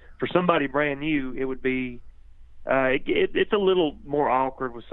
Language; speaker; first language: English; native; English